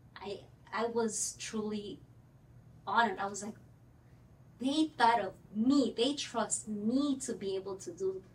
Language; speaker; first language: English; early bilingual, other home language; Spanish